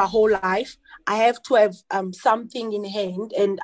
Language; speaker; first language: English; non-native, local second language; Xhosa